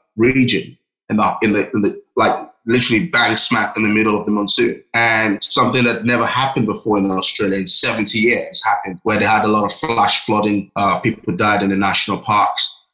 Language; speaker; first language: English; non-native, local second language; Yoruba